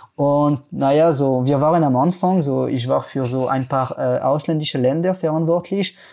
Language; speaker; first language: German; non-native, fluent; French